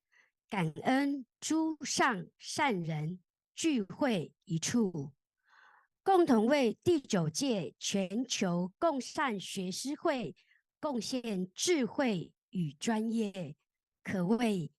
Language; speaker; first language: Chinese; native; Chinese